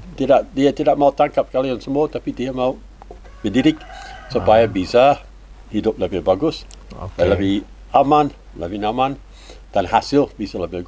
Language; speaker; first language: Indonesian; non-native, learner; English